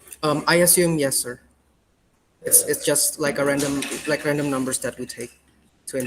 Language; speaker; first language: English; non-native, fluent; Indonesian